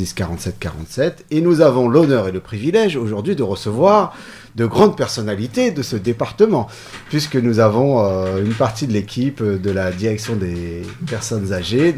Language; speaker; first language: French; native; French